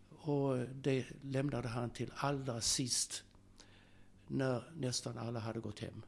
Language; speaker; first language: Swedish; early bilingual, other home language; Slovak